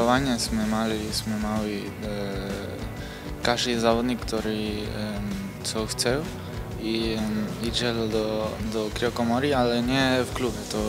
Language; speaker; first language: Polish; non-native, learner; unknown